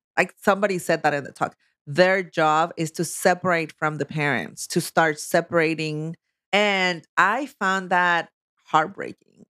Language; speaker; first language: English; non-native, fluent; Spanish